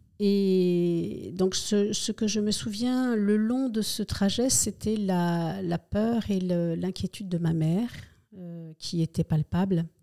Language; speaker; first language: French; early bilingual, other home language; Spanish